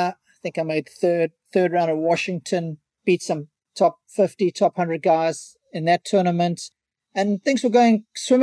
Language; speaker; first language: English; native; English